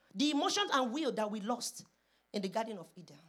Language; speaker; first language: English; non-native, local second language; Yoruba